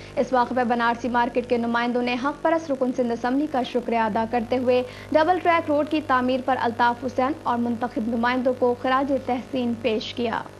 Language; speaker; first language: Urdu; native; Urdu